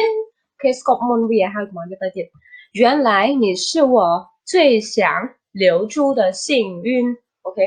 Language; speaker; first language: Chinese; non-native, fluent; Khmer